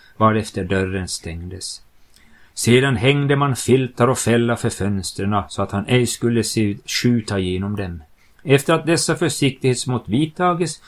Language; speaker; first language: Swedish; native; Swedish